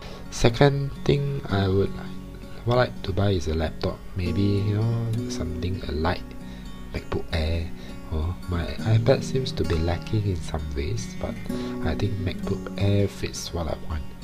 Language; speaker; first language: English; non-native, local second language; Chinese